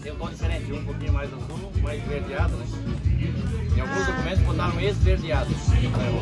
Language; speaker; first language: Portuguese; native; Portuguese